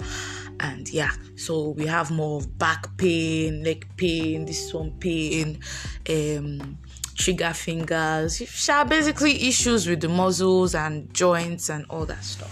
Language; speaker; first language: English; non-native, local second language; Yoruba